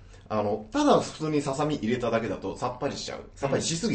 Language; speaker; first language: Japanese; native; Japanese